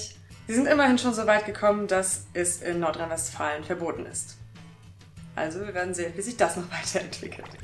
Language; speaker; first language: German; native; German